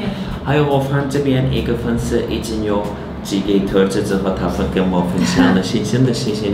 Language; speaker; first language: Chinese; non-native, learner; Turkish